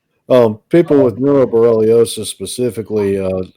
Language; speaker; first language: English; native; English